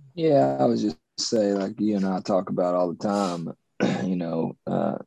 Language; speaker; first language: English; native; English